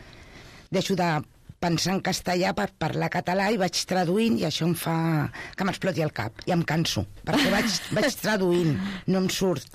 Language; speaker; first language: Catalan; non-native, local second language; Spanish